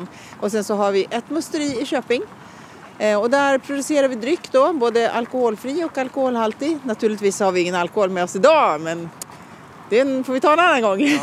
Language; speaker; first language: Swedish; native; Swedish